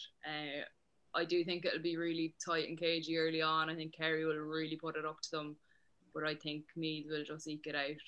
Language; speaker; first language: English; native; English